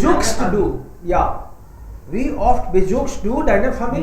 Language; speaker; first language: German; non-native, fluent; Hindi